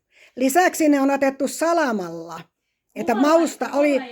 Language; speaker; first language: Finnish; native; Finnish